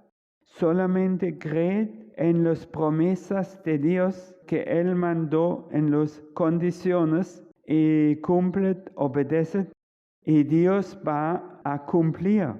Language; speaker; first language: Spanish; non-native, fluent; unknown